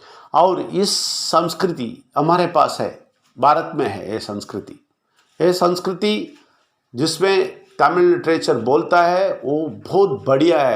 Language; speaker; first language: Hindi; non-native, local second language; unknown